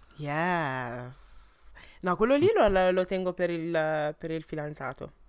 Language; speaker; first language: Italian; early bilingual, other home language; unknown